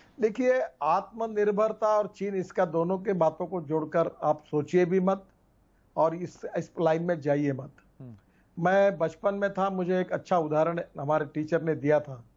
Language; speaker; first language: Hindi; non-native, local second language; Marathi